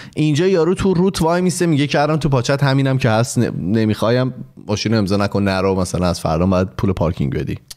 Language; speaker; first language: Persian; native; Persian